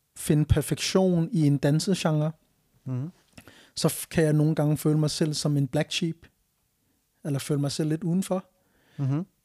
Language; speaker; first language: Danish; early bilingual, other home language; Thai